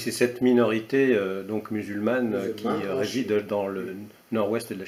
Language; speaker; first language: French; native; French